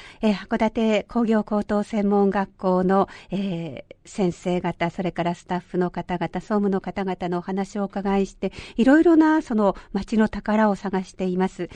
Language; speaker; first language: Japanese; native; Japanese